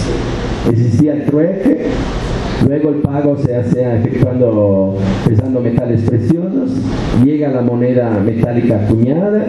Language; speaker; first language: Spanish; non-native, fluent; Italian